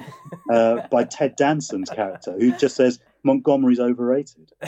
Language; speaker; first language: English; native; English